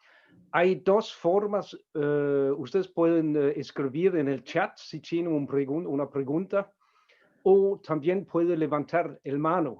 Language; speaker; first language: Spanish; non-native, fluent; Danish